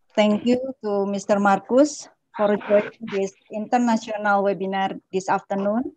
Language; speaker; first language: English; non-native, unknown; Indonesian